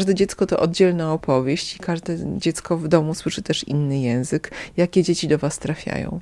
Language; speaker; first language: Polish; native; Polish